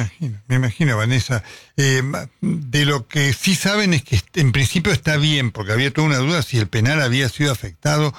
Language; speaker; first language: Spanish; native; Spanish